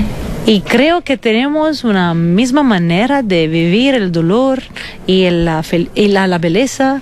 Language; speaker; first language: Spanish; non-native, fluent; Italian